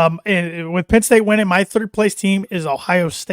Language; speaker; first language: English; native; English